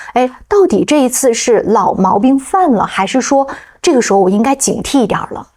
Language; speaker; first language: Chinese; native; Chinese